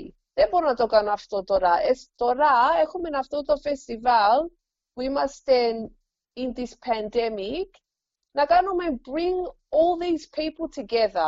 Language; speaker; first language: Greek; early bilingual, heritage; English